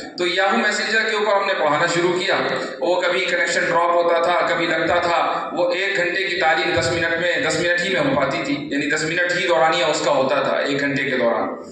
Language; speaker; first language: Urdu; native; Urdu